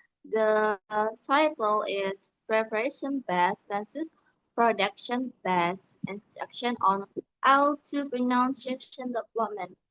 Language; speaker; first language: English; non-native, learner; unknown